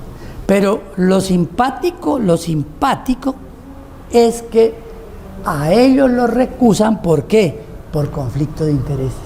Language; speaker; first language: Spanish; native; Spanish